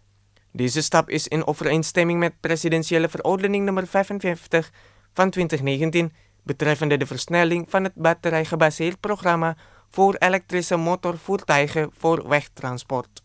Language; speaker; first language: Dutch; non-native, fluent; Indonesian